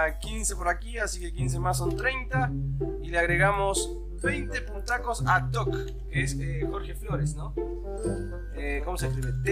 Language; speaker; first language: Spanish; native; Spanish